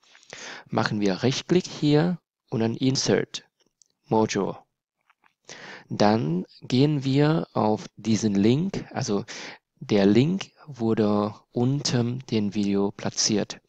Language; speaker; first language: German; non-native, fluent; Vietnamese